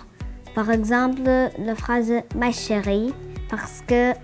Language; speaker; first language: French; non-native, learner; Greek